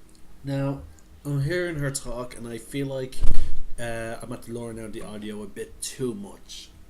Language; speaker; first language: English; native; English